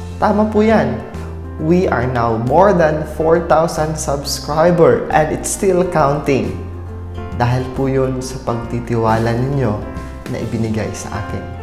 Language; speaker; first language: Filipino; non-native, local second language; Waray